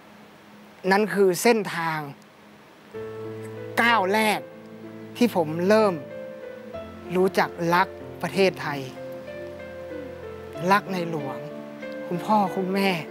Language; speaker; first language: Thai; early bilingual, other home language; English